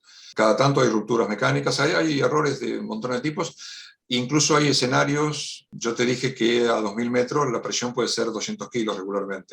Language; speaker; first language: Spanish; native; Spanish